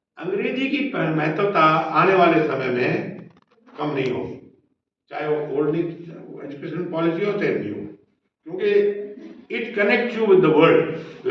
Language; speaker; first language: Hindi; native; Hindi